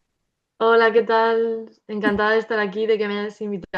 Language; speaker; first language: Spanish; native; Spanish